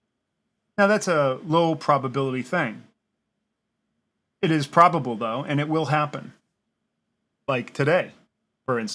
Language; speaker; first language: English; native; English